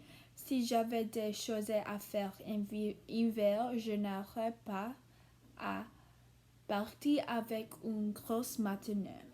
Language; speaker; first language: French; non-native, learner; English